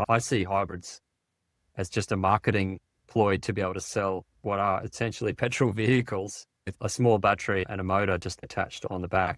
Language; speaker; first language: English; native; English